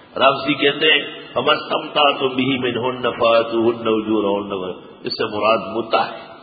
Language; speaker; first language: Urdu; non-native, local second language; Pashto